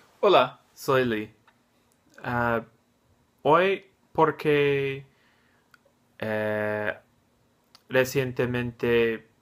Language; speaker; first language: Spanish; non-native, learner; English